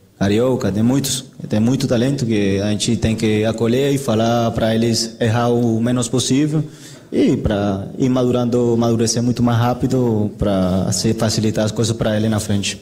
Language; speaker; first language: Portuguese; non-native, fluent; Spanish